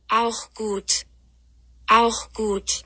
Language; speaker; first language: German; non-native, learner; Persian